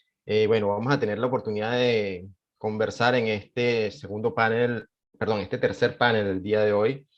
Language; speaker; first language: Spanish; native; Spanish